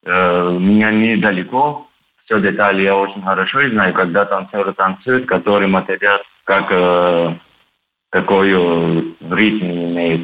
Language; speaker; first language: Russian; non-native, learner; Turkish